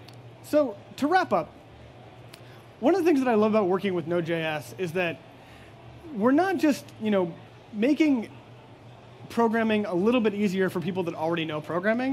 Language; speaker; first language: English; native; English